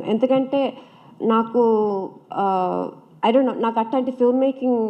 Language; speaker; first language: Telugu; early bilingual, heritage; Telugu